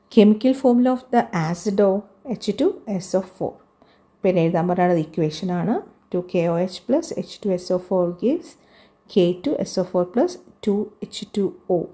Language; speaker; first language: English; non-native, local second language; Malayalam